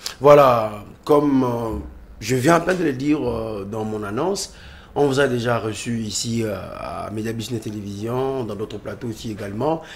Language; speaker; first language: French; non-native, local second language; Lingala